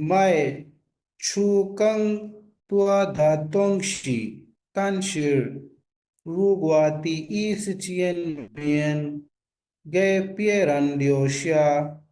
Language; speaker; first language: Chinese; non-native, learner; Urdu